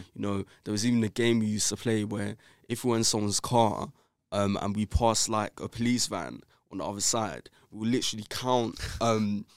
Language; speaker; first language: English; native; English